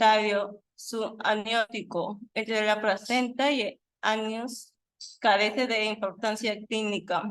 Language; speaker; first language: Spanish; native; Spanish